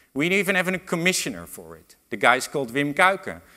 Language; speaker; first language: English; non-native, fluent; Dutch